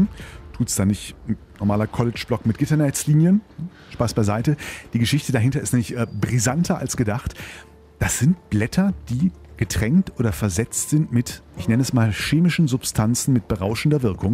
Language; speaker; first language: German; native; German